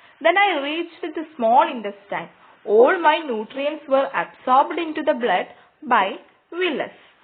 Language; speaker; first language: English; non-native, local second language; Malayalam